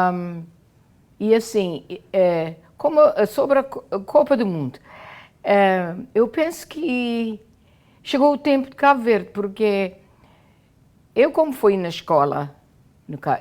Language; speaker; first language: Portuguese; non-native, local second language; Kabuverdianu